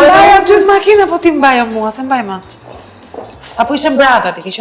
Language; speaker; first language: Albanian; native; Albanian